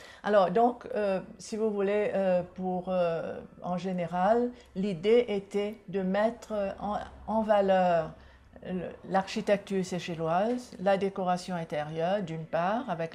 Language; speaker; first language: French; non-native, local second language; Seselwa Creole French